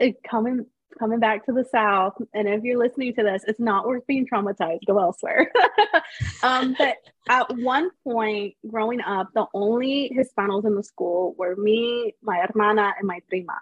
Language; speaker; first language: English; native; English